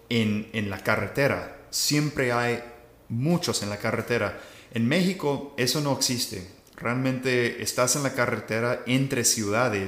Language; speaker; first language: Spanish; non-native, fluent; English